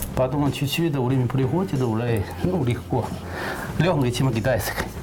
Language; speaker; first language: Russian; non-native, learner; Chinese